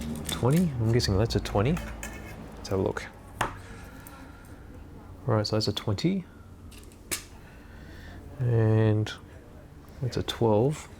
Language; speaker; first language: English; native; English